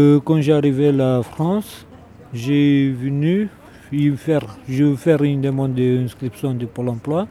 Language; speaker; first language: French; non-native, learner; Romanian